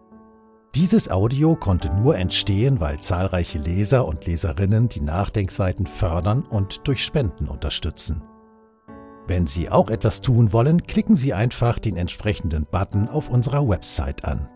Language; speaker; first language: German; native; German